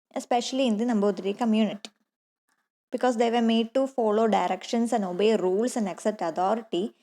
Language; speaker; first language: English; non-native, local second language; Malayalam